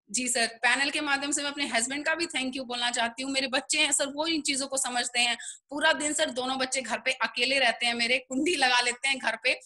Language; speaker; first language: Hindi; native; Hindi